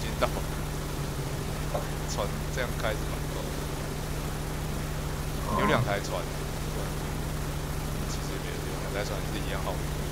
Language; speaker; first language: Chinese; native; Chinese